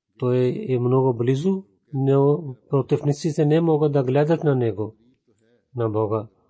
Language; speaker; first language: Bulgarian; non-native, fluent; Urdu